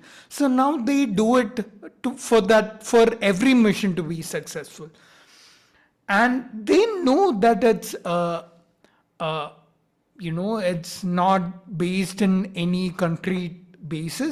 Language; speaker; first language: English; non-native, local second language; Malayalam